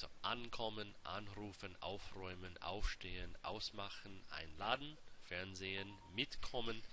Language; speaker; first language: German; non-native, fluent; English